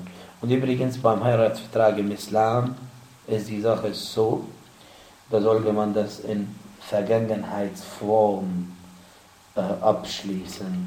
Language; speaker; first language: German; non-native, fluent; Arabic